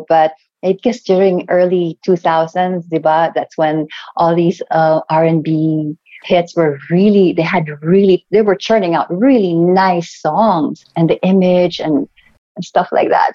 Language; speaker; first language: English; non-native, local second language; Cebuano